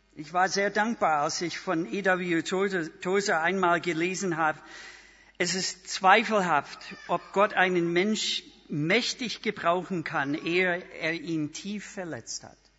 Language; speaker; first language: German; non-native, fluent; English